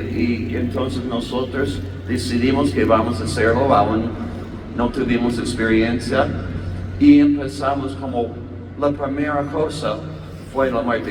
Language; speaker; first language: Spanish; non-native, learner; English